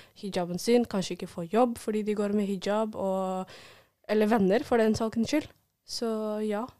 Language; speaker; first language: Norwegian; early bilingual, other home language; Somali